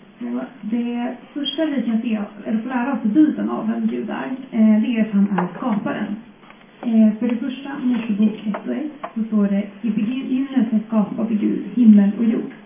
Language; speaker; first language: Swedish; native; Swedish